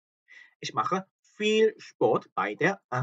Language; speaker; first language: German; non-native, fluent; Korean